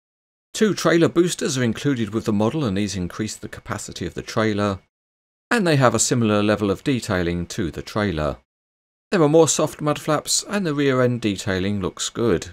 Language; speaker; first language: English; native; English